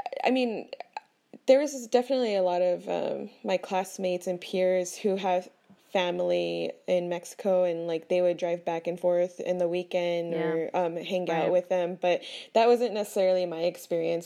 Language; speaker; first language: English; native; English